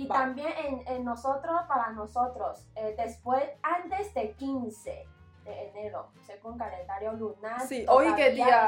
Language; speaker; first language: Spanish; non-native, learner; Chinese